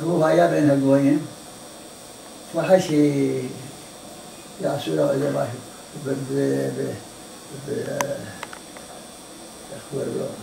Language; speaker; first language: Hebrew; non-native, learner; Arabic